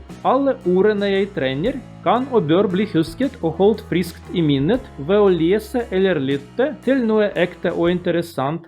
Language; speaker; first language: Norwegian; non-native, learner; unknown